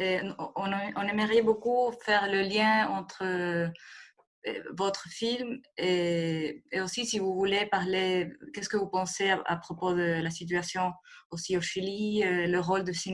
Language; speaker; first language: French; non-native, fluent; Spanish